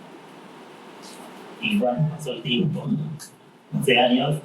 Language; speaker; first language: Spanish; non-native, fluent; Arabic